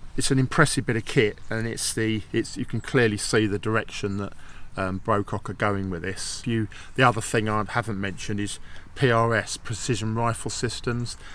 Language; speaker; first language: English; native; English